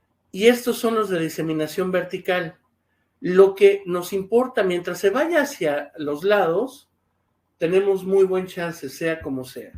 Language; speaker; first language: Spanish; native; Spanish